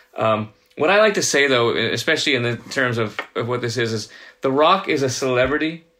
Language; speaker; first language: English; native; English